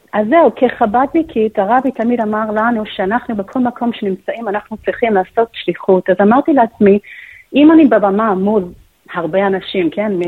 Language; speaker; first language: Hebrew; non-native, fluent; English